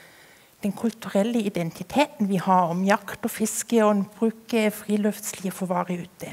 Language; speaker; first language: Norwegian; non-native, fluent; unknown